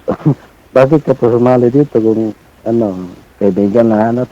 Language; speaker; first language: Filipino; non-native, local second language; Cebuano